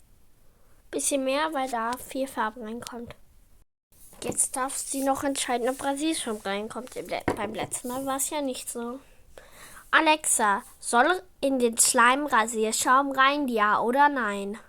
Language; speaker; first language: German; native; German